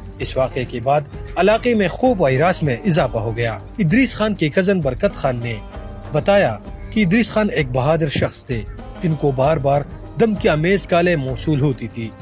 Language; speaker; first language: Urdu; non-native, local second language; Pashto